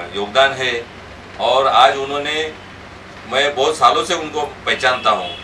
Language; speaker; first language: Hindi; non-native, local second language; Marathi